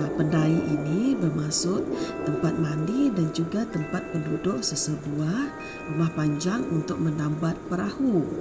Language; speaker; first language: Malay; non-native, local second language; Iban